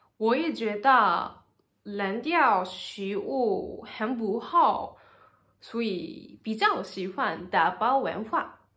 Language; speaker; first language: Chinese; non-native, learner; Japanese